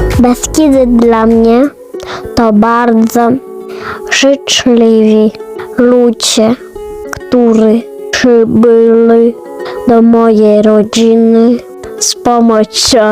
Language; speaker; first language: Polish; early bilingual, other home language; Ukrainian